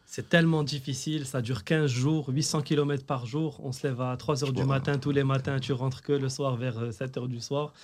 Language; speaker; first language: French; non-native, local second language; Arabic